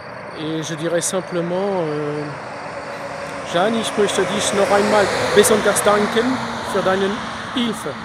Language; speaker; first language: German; non-native, learner; French